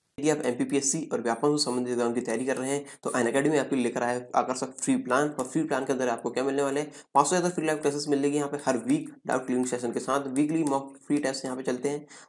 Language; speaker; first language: Hindi; native; Hindi